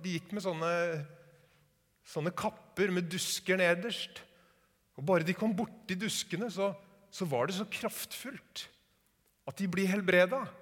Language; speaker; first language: Norwegian; native; Norwegian